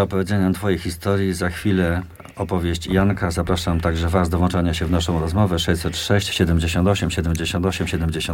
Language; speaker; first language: Polish; native; Polish